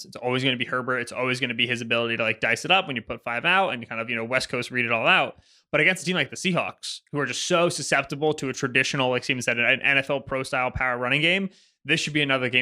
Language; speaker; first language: English; native; English